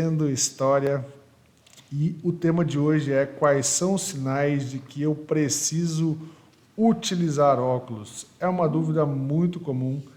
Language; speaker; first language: Portuguese; native; Portuguese